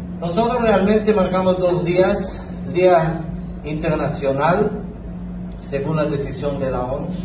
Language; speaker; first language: Spanish; non-native, fluent; Hebrew